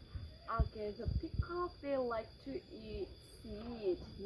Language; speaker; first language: English; non-native, learner; Indonesian